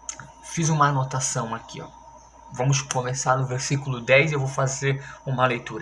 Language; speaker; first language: Portuguese; native; Portuguese